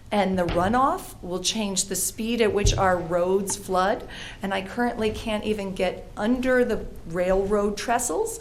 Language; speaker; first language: English; native; English